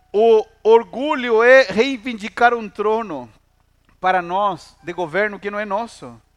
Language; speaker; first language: Portuguese; non-native, fluent; Spanish